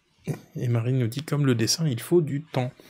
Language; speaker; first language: French; native; French